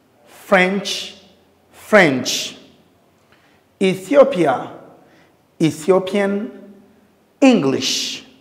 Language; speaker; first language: English; non-native, fluent; Lingala